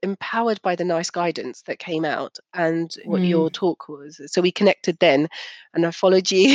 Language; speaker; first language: English; early bilingual, other home language; Punjabi